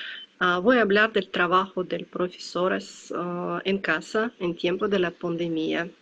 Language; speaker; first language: Spanish; non-native, learner; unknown